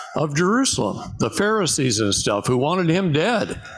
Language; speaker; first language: English; native; English